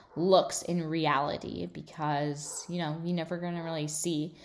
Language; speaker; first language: English; native; English